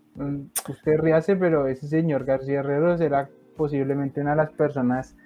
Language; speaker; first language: Spanish; native; Spanish